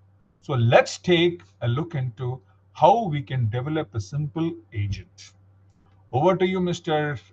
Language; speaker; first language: English; non-native, local second language; Tamil